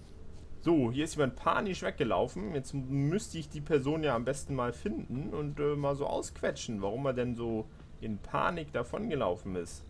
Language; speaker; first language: German; native; German